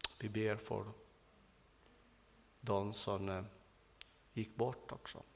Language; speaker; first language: Swedish; non-native, fluent; Spanish